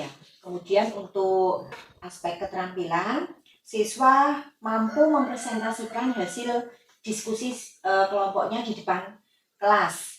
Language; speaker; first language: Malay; non-native, local second language; Javanese